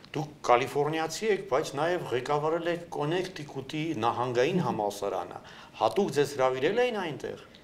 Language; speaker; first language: Armenian; native; Armenian